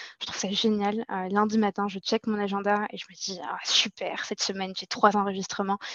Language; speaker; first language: French; non-native, local second language; Arabic